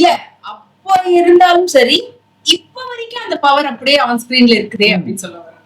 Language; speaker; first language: Tamil; native; Tamil